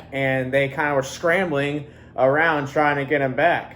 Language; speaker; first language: English; native; English